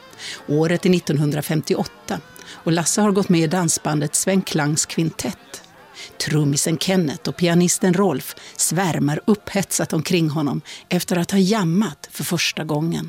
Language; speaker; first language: Swedish; native; Swedish